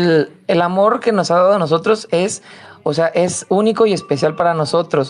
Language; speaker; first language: Spanish; native; Spanish